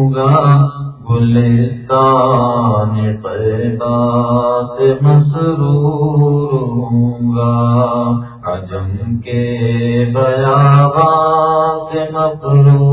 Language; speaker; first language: Urdu; native; Urdu